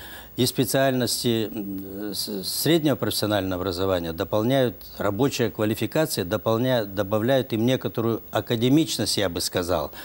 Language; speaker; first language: Russian; native; Russian